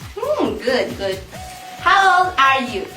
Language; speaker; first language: English; non-native, learner; Spanish